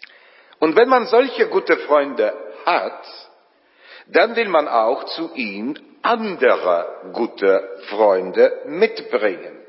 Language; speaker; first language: German; non-native, fluent; Polish